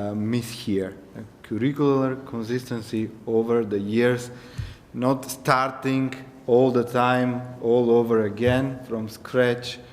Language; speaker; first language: English; non-native, fluent; Macedonian